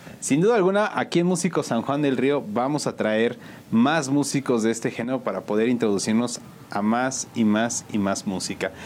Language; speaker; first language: Spanish; native; Spanish